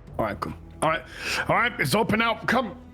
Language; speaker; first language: English; native; English